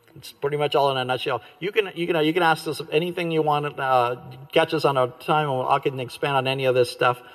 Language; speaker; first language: English; native; English